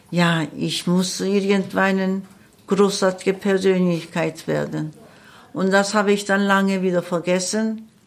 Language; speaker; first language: German; non-native, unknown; Korean